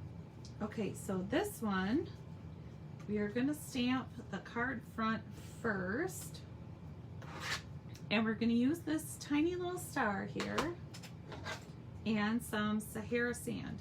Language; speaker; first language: English; native; English